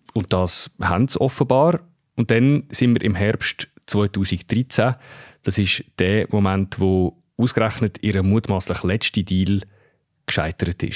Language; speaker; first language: German; native; German